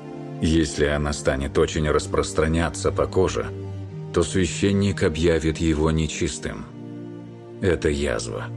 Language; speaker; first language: Russian; native; Russian